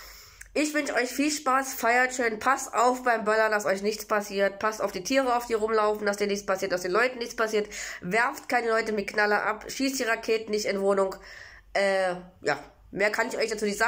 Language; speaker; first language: German; native; German